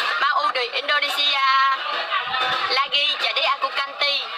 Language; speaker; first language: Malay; non-native, learner; Vietnamese